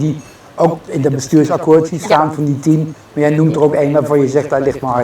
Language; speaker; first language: Dutch; native; Dutch